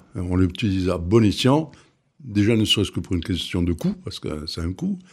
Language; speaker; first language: French; native; French